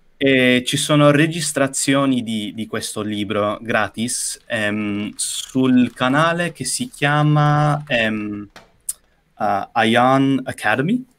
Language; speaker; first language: Italian; non-native, fluent; English